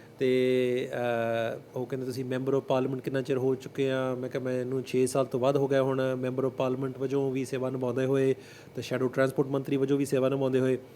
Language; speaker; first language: Punjabi; early bilingual, heritage; Punjabi